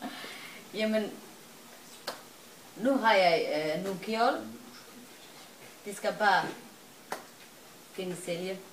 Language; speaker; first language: Danish; non-native, learner; Somali